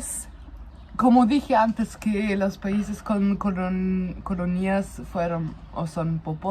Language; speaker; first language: Spanish; non-native, fluent; German